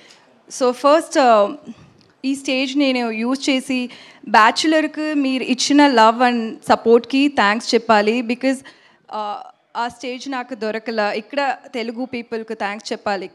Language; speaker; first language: Telugu; non-native, learner; Tamil